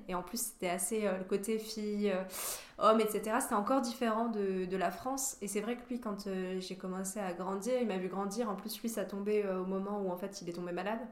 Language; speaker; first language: French; native; French